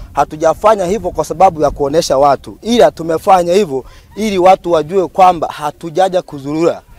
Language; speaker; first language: Swahili; native; Swahili